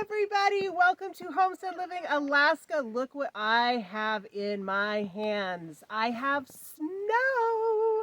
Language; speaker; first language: English; native; English